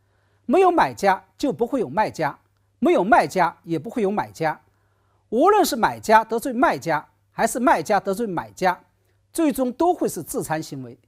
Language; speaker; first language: Chinese; native; Chinese